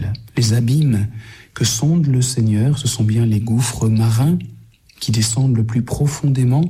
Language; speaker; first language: French; native; French